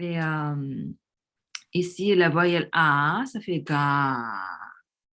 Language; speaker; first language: French; non-native, fluent; Korean